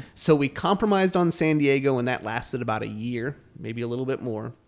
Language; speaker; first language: English; native; English